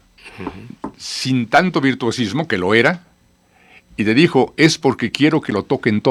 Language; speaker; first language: Spanish; native; Spanish